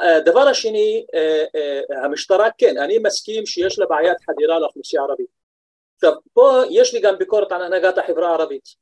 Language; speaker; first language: Hebrew; non-native, local second language; Arabic